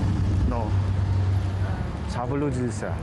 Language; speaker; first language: Russian; non-native, learner; Korean